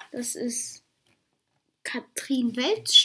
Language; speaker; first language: German; native; German